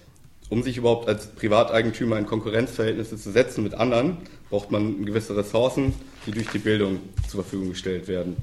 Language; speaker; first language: German; native; German